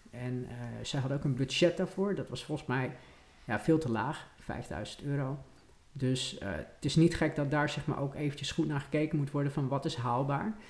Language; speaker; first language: Dutch; native; Dutch